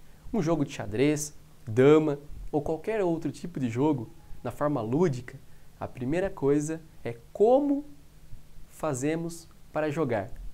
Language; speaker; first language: Portuguese; native; Portuguese